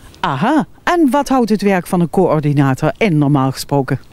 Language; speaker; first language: Dutch; native; Dutch